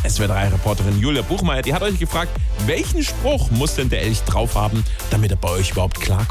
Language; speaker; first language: German; native; German